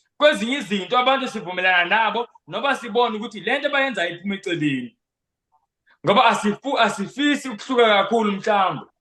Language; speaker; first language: Zulu; non-native, local second language; Xhosa